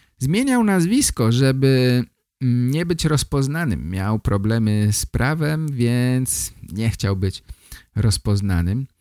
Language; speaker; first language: Polish; native; Polish